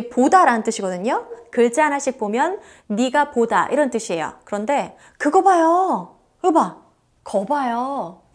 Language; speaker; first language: Korean; native; Korean